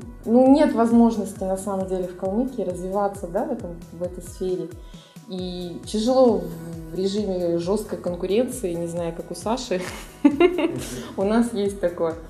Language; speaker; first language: Russian; native; Russian